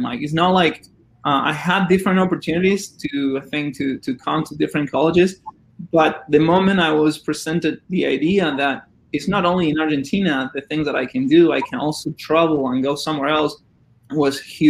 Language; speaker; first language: English; non-native, fluent; Spanish